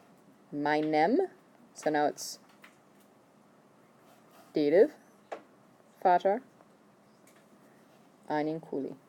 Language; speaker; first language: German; non-native, fluent; English